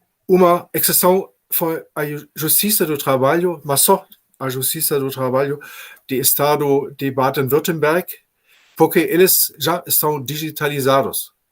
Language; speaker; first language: Portuguese; non-native, fluent; German